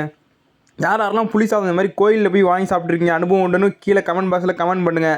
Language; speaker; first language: Tamil; native; Tamil